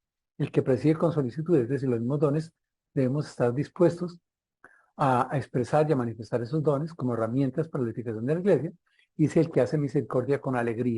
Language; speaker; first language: Spanish; native; Spanish